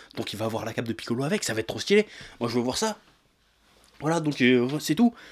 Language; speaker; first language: French; native; French